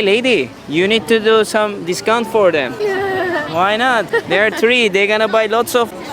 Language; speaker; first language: English; non-native, learner; Turkish